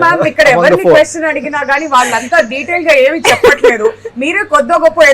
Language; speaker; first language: Telugu; native; Telugu